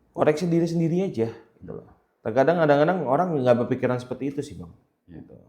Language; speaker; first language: Indonesian; native; Indonesian